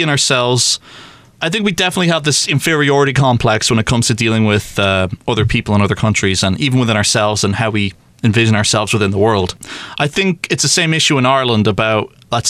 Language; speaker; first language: English; native; English